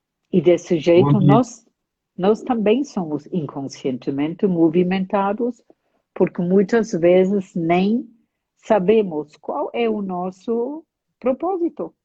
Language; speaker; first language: Portuguese; non-native, fluent; German